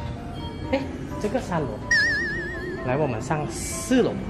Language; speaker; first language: Chinese; non-native, learner; Thai